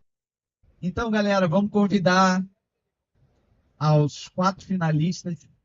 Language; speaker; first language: Portuguese; native; Portuguese